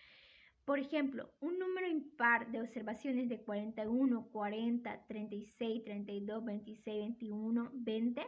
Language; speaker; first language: Spanish; native; Spanish